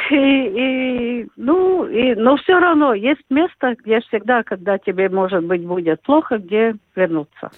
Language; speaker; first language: Russian; non-native, local second language; Latvian